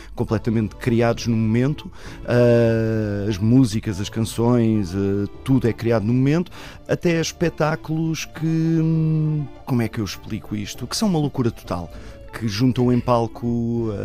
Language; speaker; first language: Portuguese; native; Portuguese